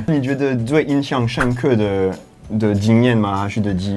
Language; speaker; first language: Chinese; non-native, fluent; French